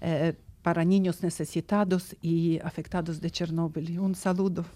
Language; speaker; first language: Spanish; non-native, learner; Ukrainian